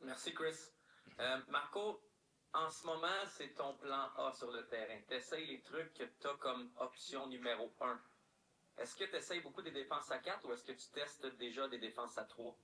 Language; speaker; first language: French; native; French